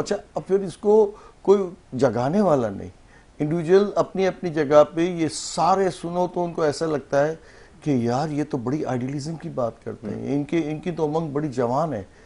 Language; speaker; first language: Urdu; native; Urdu